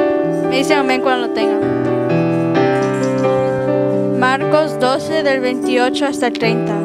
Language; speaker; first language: Spanish; early bilingual, other home language; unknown